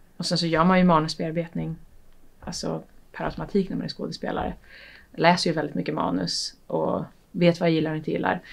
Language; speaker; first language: Swedish; native; Swedish